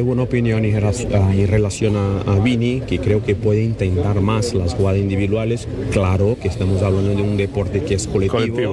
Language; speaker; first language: Spanish; non-native, fluent; Portuguese